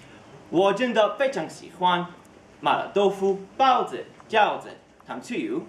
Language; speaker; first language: Chinese; non-native, learner; Hebrew